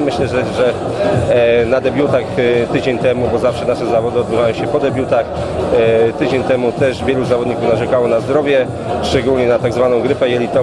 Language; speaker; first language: Polish; native; Polish